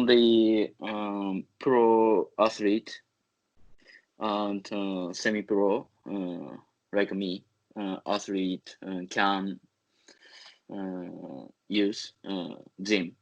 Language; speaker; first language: English; non-native, learner; Japanese